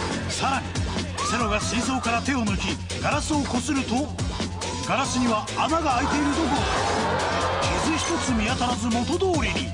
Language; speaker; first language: Japanese; native; Japanese